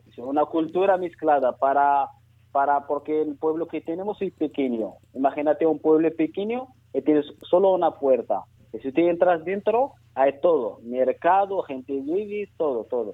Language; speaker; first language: Spanish; non-native, learner; Arabic